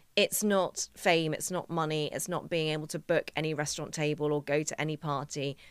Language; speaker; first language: English; native; English